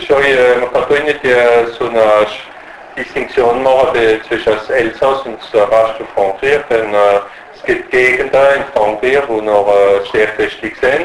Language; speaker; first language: German; non-native, learner; French